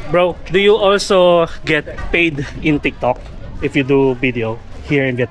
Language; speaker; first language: English; non-native, local second language; Filipino